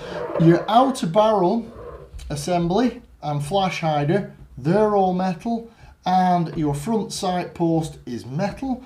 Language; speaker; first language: English; native; English